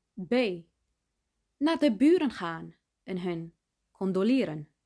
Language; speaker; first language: Dutch; non-native, fluent; Arabic